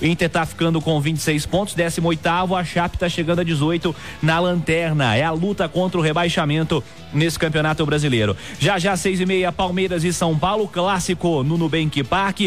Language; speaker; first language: Portuguese; native; Portuguese